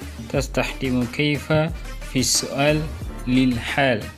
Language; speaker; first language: Arabic; non-native, fluent; Malay